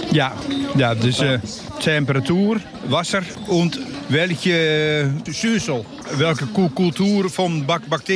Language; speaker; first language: German; non-native, learner; Dutch